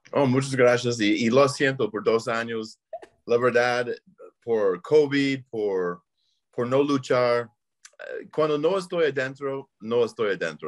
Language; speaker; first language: Spanish; non-native, learner; English